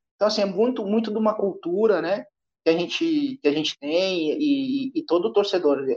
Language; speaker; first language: Portuguese; native; Portuguese